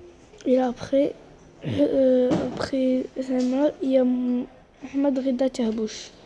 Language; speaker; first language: French; non-native, local second language; Arabic